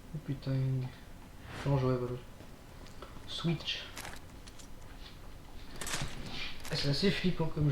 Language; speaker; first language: French; native; French